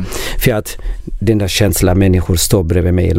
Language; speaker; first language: Swedish; non-native, learner; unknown